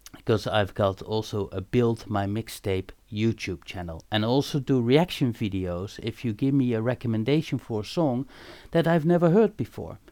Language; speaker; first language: English; non-native, fluent; Dutch